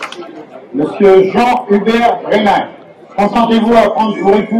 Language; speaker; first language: French; native; French